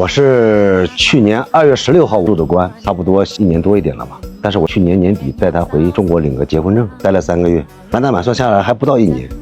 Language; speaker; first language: Chinese; native; Chinese